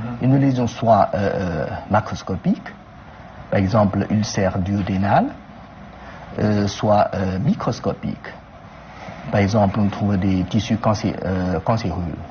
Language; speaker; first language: French; non-native, fluent; Chinese